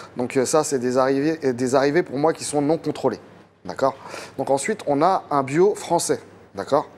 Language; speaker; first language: French; native; French